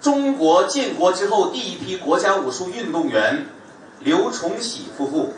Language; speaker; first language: Chinese; native; Chinese